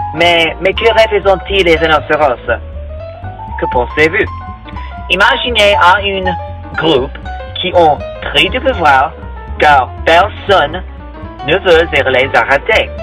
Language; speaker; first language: French; non-native, learner; English